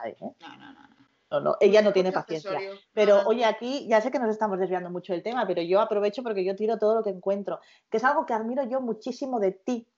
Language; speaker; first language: Spanish; native; Spanish